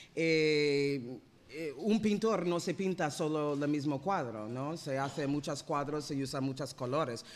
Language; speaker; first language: Spanish; non-native, fluent; English